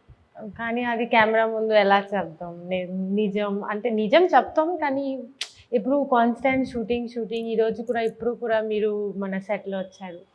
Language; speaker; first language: Telugu; non-native, fluent; Bangla